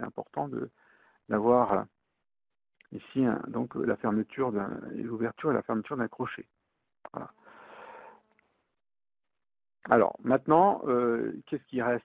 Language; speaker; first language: French; native; French